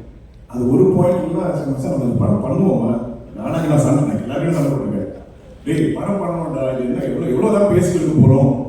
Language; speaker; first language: Tamil; non-native, fluent; Malayalam